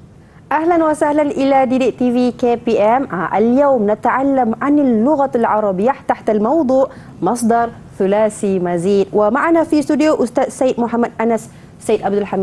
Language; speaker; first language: Arabic; non-native, fluent; Malay